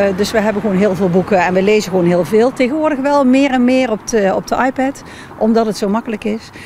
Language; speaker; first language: Dutch; native; Dutch